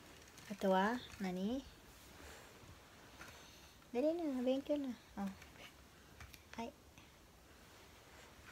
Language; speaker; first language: Japanese; non-native, learner; Filipino